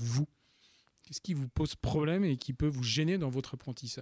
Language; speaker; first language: French; native; French